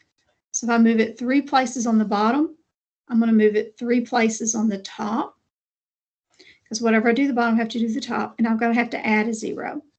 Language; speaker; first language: English; native; English